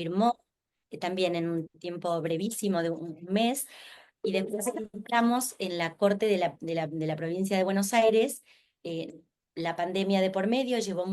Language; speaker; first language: Spanish; native; Spanish